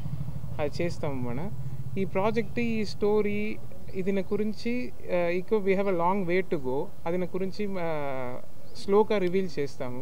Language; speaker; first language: Telugu; non-native, learner; Tamil